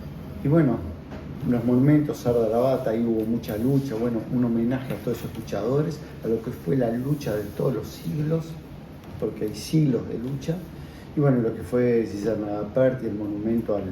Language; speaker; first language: Spanish; native; Spanish